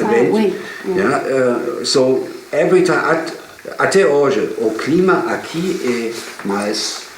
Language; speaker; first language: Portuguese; non-native, fluent; German